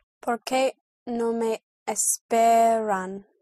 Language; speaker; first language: Spanish; non-native, learner; English